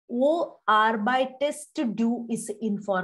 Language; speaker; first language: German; non-native, fluent; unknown